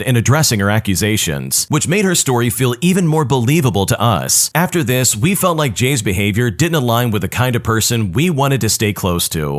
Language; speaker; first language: English; native; English